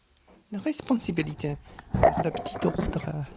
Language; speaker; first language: French; non-native, learner; German